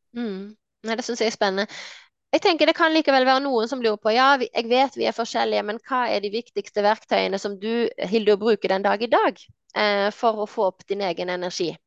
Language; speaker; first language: Norwegian; native; Norwegian